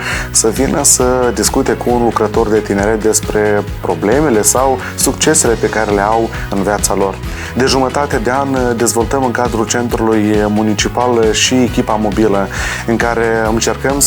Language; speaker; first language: Romanian; native; Romanian